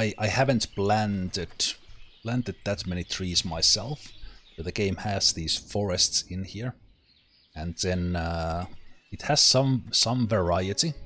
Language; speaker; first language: English; non-native, fluent; Finnish